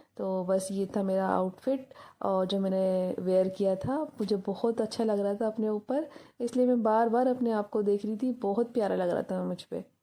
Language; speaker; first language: Urdu; native; Urdu